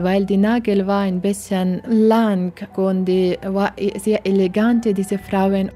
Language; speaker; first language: German; non-native, learner; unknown